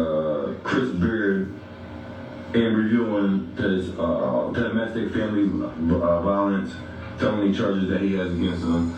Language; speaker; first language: English; native; English